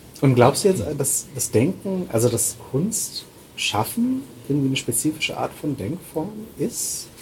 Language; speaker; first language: German; native; German